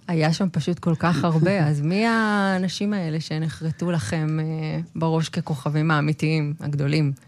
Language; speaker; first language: Hebrew; native; Hebrew